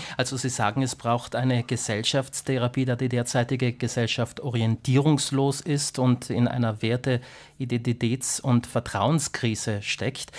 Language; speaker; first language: German; native; German